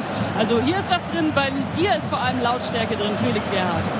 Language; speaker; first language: German; native; German